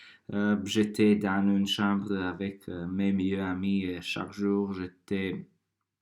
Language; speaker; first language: French; non-native, learner; Croatian